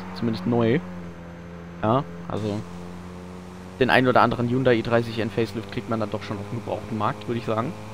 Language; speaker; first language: German; native; German